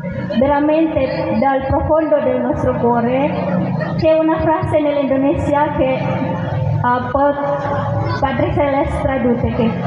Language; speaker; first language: Italian; non-native, learner; Indonesian